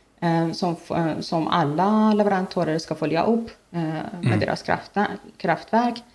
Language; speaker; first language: Swedish; non-native, fluent; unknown